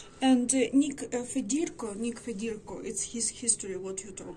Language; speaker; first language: English; non-native, learner; Ukrainian